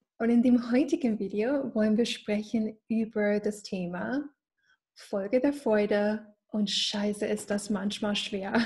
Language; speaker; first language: German; non-native, fluent; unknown